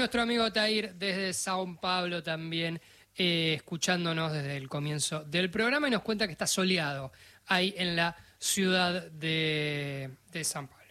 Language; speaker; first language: Spanish; native; Spanish